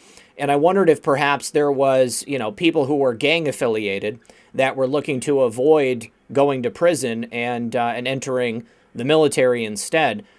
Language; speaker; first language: English; native; English